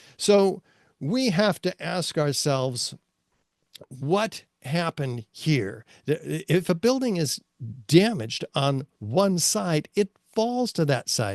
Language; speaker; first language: English; native; English